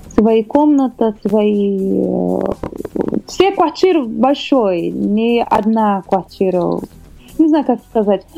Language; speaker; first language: Russian; non-native, learner; Portuguese